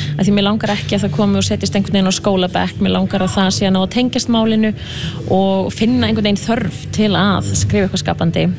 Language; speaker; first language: Icelandic; native; Icelandic